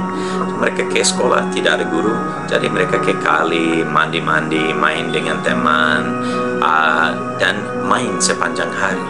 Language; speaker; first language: Indonesian; non-native, fluent; English